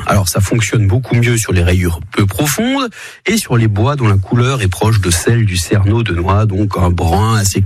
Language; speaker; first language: French; native; French